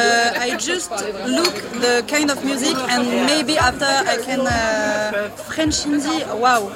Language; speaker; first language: English; non-native, learner; French